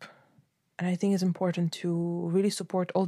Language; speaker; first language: English; non-native, fluent; Ukrainian